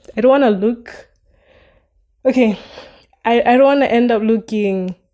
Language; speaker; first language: English; non-native, local second language; Nyanja